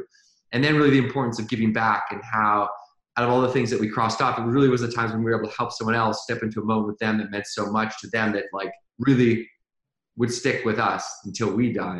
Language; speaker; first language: English; native; English